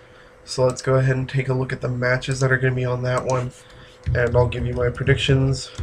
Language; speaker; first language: English; native; English